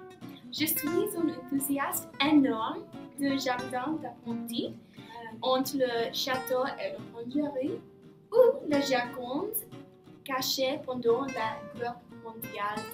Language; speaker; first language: French; non-native, learner; English